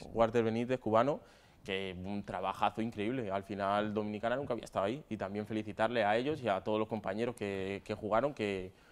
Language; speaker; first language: Spanish; native; Spanish